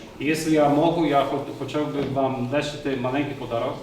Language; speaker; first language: Ukrainian; early bilingual, heritage; English